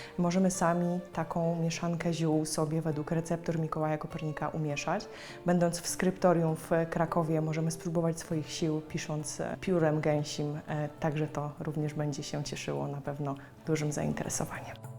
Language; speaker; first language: Polish; native; Polish